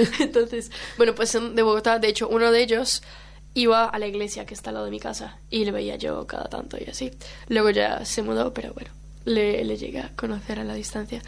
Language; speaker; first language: Spanish; non-native, local second language; Portuguese